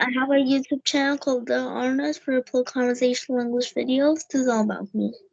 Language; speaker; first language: English; non-native, learner; Hindi